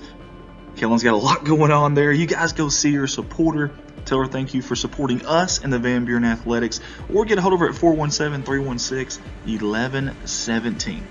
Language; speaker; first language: English; native; English